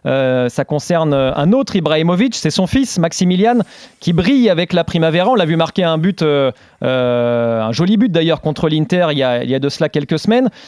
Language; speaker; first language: French; native; French